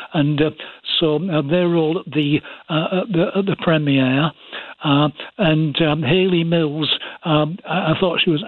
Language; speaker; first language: English; native; English